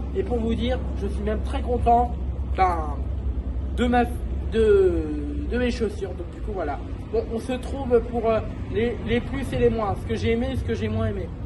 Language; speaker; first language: French; native; French